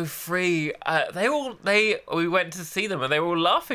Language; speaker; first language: English; native; English